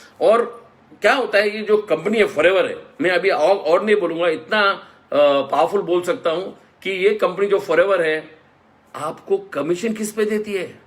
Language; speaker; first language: Hindi; non-native, local second language; Marathi